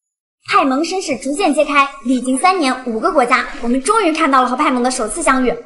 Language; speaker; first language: Chinese; native; Chinese